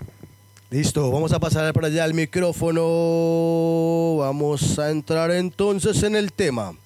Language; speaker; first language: Spanish; native; Spanish